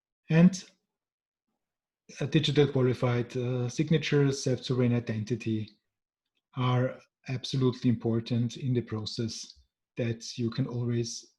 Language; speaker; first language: English; non-native, fluent; German